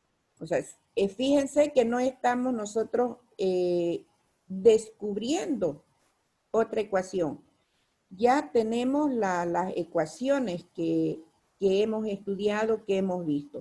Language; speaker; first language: Spanish; native; Spanish